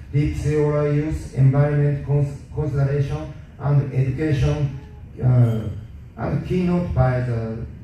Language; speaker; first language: English; non-native, learner; Japanese